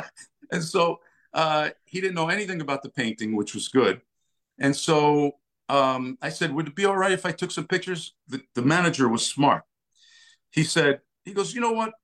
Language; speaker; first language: English; early bilingual, other home language; Italian